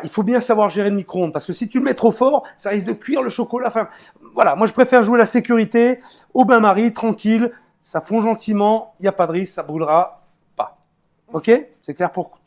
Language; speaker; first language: French; native; French